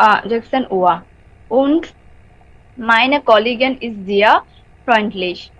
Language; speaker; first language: German; non-native, learner; Bangla